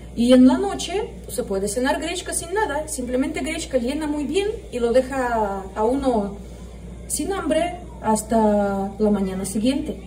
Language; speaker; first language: Spanish; non-native, fluent; Russian